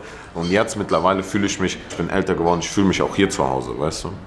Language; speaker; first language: German; early bilingual, other home language; Russian